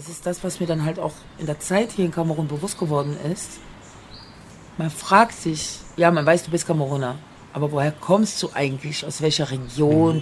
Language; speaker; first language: German; early bilingual, other home language; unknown